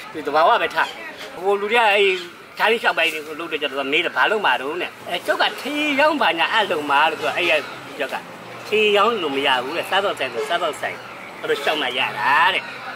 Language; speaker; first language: Burmese; native; Burmese